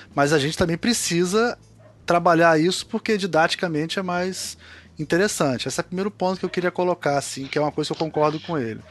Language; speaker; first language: Portuguese; native; Portuguese